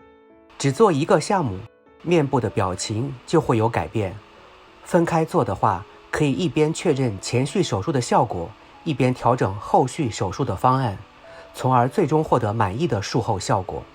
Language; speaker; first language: Chinese; native; Chinese